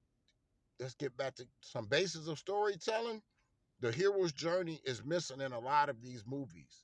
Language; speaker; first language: English; native; English